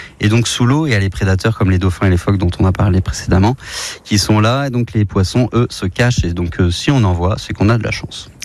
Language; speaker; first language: French; native; French